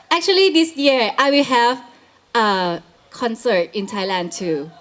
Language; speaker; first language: English; non-native, learner; Thai